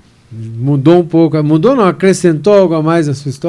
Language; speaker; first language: Portuguese; native; Portuguese